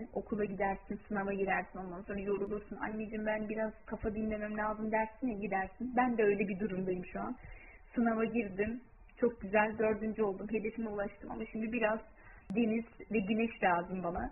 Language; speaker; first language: Turkish; early bilingual, heritage; Turkish